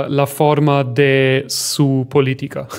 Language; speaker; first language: Spanish; non-native, fluent; German